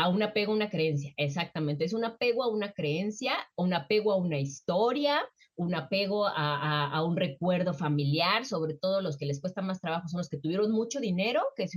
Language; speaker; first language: Spanish; native; Spanish